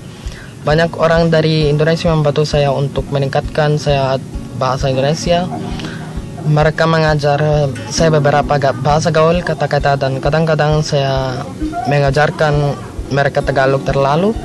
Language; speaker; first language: Indonesian; non-native, learner; Filipino